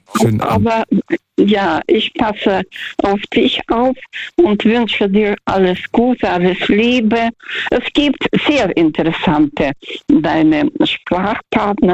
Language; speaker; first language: German; non-native, fluent; Russian